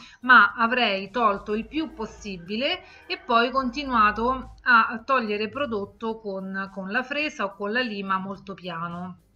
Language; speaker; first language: Italian; native; Italian